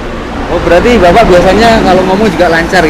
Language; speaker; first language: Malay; non-native, local second language; Javanese